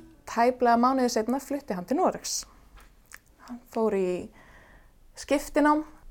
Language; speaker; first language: Icelandic; native; Icelandic